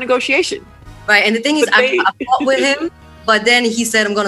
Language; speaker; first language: English; non-native, fluent; Swiss German